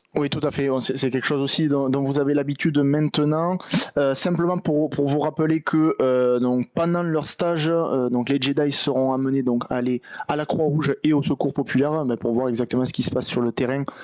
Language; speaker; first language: French; native; French